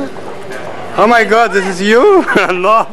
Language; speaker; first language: English; non-native, learner; Russian